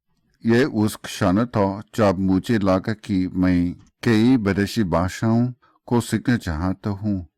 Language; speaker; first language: Hindi; non-native, fluent; English